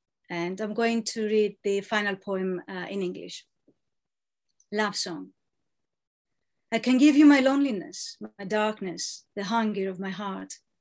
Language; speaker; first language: English; non-native, fluent; Greek